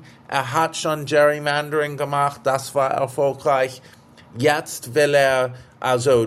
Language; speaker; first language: German; non-native, fluent; English